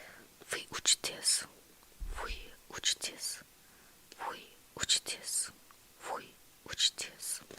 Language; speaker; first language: Russian; non-native, learner; English